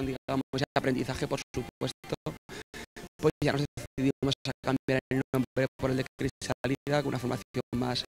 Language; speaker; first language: Spanish; native; Spanish